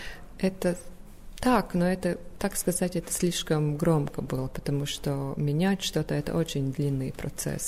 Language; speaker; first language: Russian; non-native, local second language; Latvian